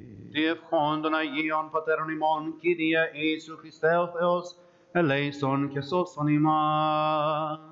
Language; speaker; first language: Greek; early bilingual, heritage; Greek